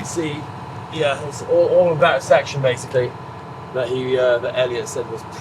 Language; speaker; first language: English; native; English